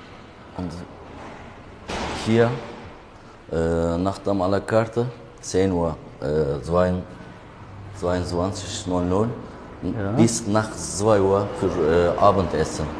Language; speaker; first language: German; non-native, learner; Turkish